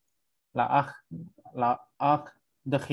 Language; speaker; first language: French; non-native, learner; English